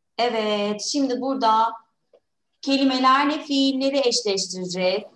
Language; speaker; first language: Turkish; native; Turkish